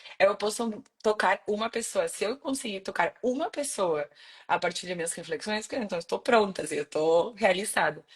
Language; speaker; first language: Portuguese; non-native, fluent; Spanish